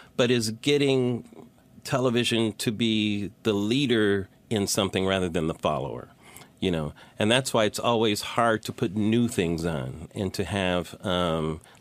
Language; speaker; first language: English; native; English